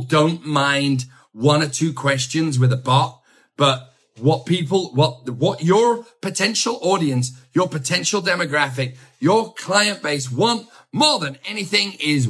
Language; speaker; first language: English; native; English